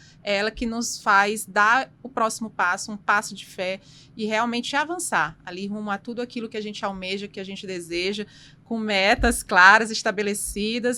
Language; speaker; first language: Portuguese; native; Portuguese